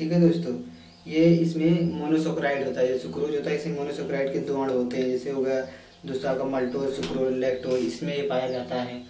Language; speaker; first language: Hindi; native; Hindi